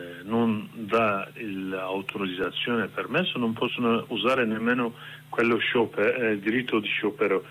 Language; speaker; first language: Italian; non-native, learner; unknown